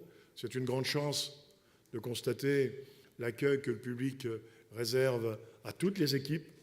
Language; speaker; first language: French; native; French